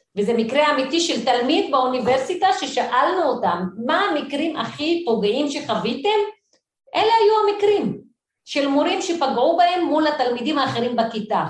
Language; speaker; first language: Hebrew; non-native, local second language; Arabic